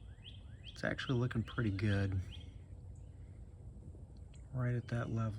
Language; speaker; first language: English; native; English